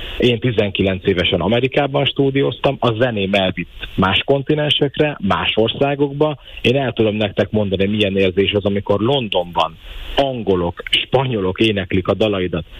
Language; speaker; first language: Hungarian; native; Hungarian